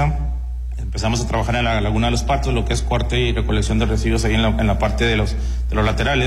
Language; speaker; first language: Spanish; native; Spanish